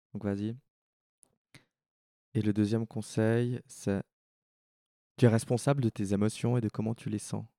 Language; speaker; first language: French; native; French